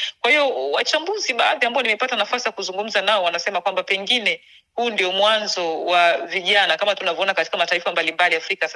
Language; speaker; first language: Swahili; native; Swahili